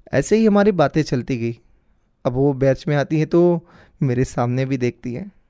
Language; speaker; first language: Hindi; native; Hindi